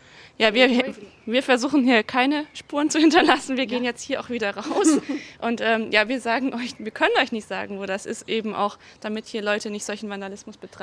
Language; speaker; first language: German; native; German